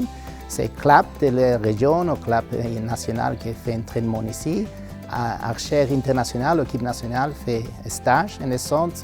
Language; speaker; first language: French; non-native, learner; Spanish